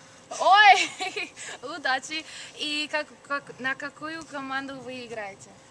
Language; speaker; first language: Russian; non-native, learner; English